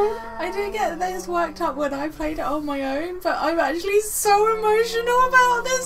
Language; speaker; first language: English; native; English